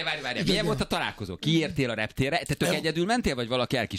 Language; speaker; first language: Hungarian; native; Hungarian